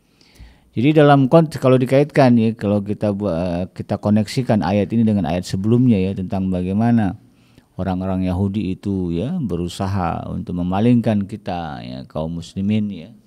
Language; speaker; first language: Indonesian; native; Indonesian